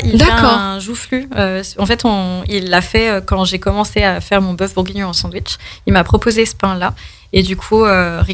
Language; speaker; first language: French; native; French